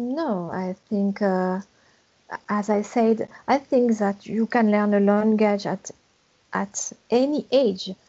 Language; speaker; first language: English; non-native, learner; French